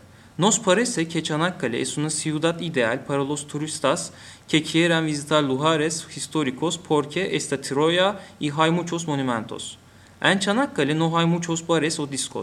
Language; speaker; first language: Spanish; non-native, learner; Turkish